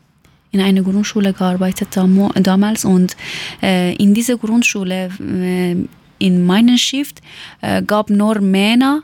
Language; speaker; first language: German; non-native, learner; Persian